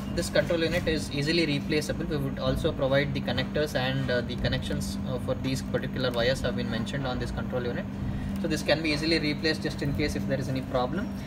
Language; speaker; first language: English; non-native, local second language; Kannada